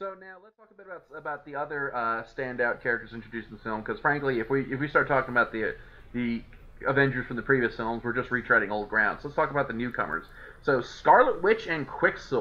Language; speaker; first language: English; native; English